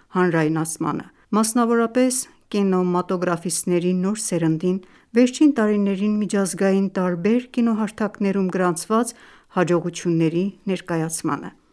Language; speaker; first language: Armenian; native; Armenian